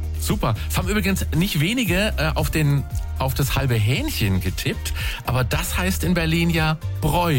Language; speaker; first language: German; native; German